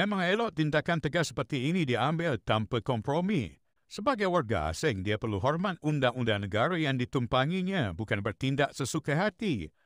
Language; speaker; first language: Malay; native; Malay